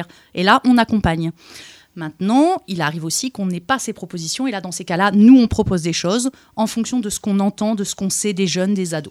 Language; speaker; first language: French; native; French